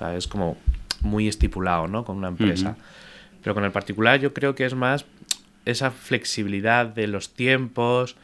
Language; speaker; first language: Spanish; native; Spanish